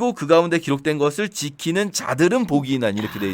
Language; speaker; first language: Korean; native; Korean